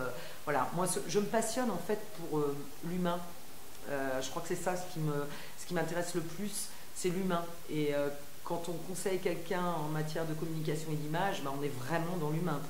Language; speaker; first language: French; native; French